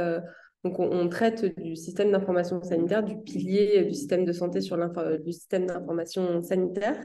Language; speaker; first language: French; native; French